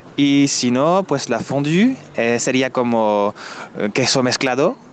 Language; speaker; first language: Spanish; non-native, fluent; French